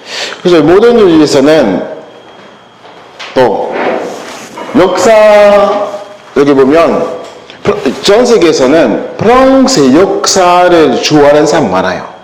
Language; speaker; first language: Korean; non-native, learner; French